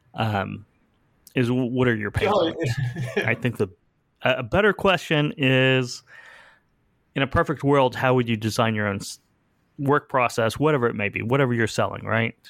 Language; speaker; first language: English; native; English